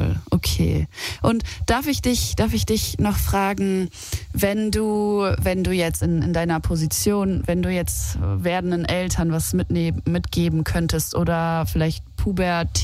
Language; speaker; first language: German; native; German